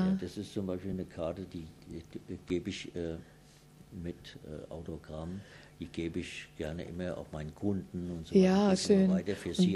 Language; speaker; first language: German; native; German